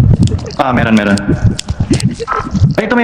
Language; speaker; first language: Filipino; native; Filipino